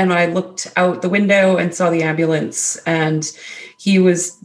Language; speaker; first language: English; native; English